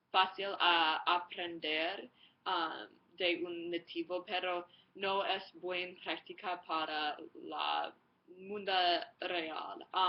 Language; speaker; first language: Spanish; non-native, learner; English